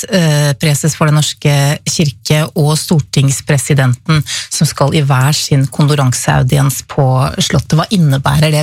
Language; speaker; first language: Norwegian; native; Norwegian